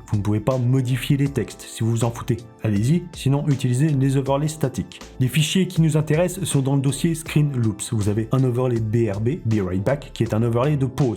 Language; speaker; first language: French; native; French